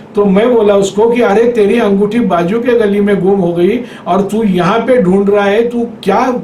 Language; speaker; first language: Hindi; non-native, local second language; Marathi